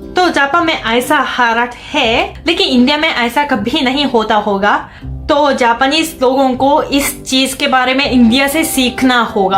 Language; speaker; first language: Hindi; non-native, fluent; Japanese